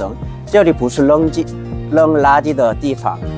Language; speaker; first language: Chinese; non-native, fluent; Korean